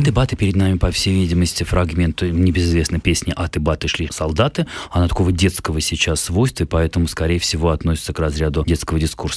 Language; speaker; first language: Russian; native; Russian